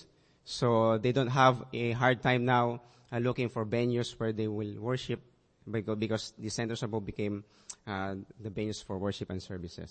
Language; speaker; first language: English; non-native, local second language; Aklanon